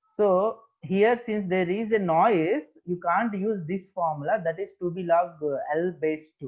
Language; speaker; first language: English; non-native, local second language; Telugu